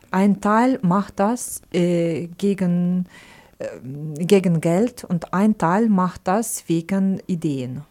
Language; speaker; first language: German; non-native, fluent; Ukrainian